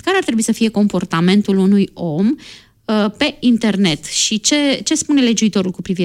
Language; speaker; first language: Romanian; native; Romanian